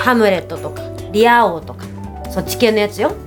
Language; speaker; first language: Japanese; native; Japanese